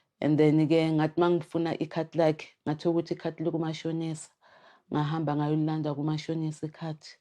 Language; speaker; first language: Zulu; native; Zulu